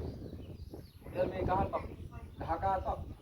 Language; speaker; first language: Hindi; non-native, learner; Malay